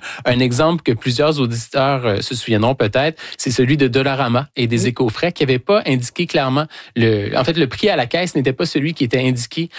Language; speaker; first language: French; native; French